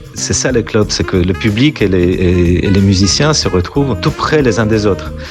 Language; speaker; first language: French; non-native, fluent; Polish